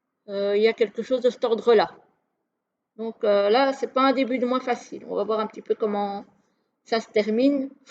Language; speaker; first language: French; native; French